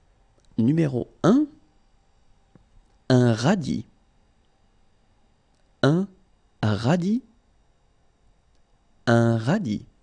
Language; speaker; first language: French; native; French